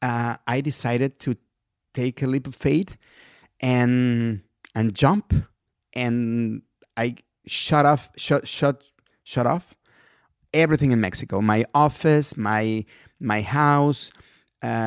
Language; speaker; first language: English; non-native, fluent; Spanish